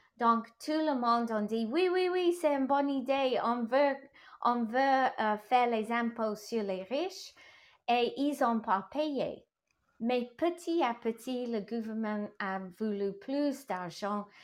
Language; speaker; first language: French; non-native, learner; English